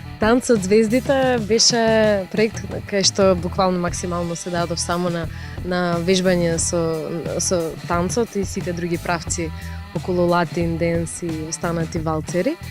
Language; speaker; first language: Macedonian; early bilingual, other home language; Russian